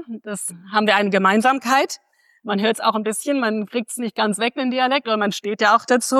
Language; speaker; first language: German; native; German